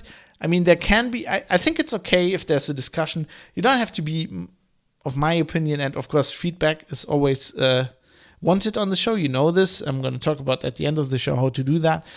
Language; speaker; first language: English; non-native, fluent; German